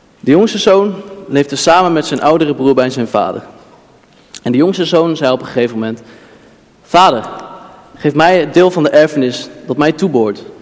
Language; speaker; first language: Dutch; native; Dutch